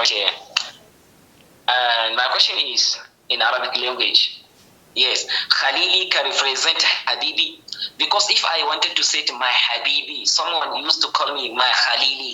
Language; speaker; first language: English; non-native, learner; Hausa